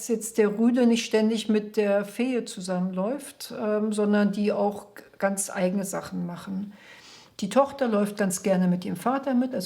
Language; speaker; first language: German; native; German